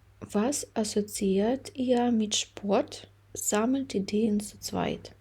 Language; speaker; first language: German; non-native, fluent; Ukrainian